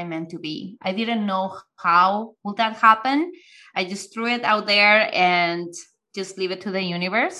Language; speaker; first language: English; non-native, fluent; Spanish